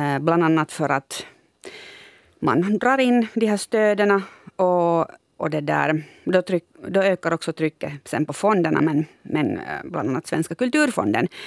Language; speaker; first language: Swedish; native; Swedish